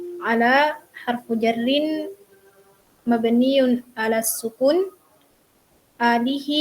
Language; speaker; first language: Arabic; non-native, learner; Indonesian